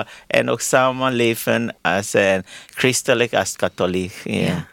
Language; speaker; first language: Dutch; non-native, fluent; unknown